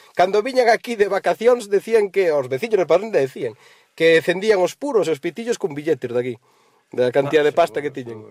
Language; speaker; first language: Galician; native; Galician